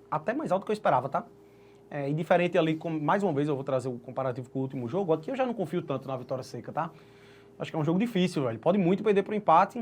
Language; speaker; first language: Portuguese; native; Portuguese